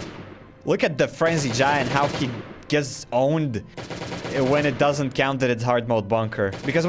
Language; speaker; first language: English; non-native, fluent; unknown